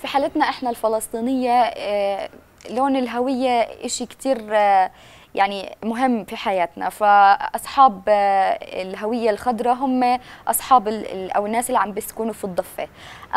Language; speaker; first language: Arabic; native; Arabic